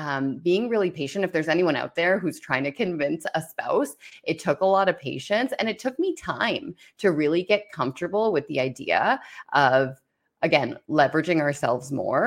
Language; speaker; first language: English; native; English